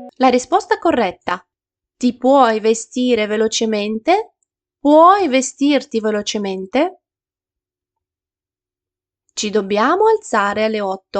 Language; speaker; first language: Italian; non-native, fluent; Ukrainian